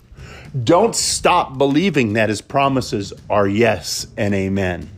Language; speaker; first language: English; native; English